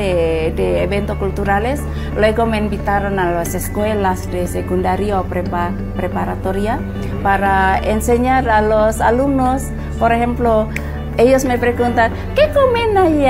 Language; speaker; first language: Spanish; non-native, learner; Indonesian